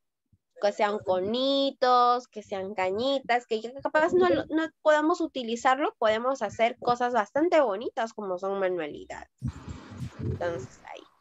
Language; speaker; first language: Spanish; native; Spanish